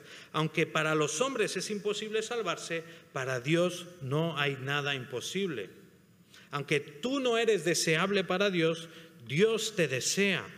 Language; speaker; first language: Spanish; native; Spanish